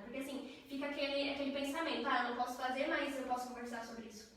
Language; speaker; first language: Portuguese; native; Portuguese